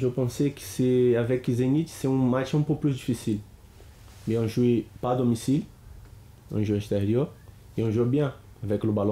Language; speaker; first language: French; non-native, learner; Portuguese